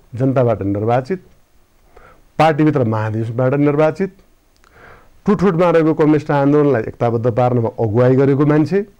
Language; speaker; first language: Nepali; native; Nepali